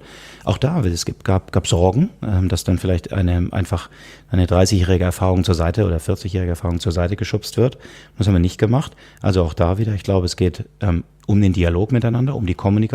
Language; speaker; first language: German; native; German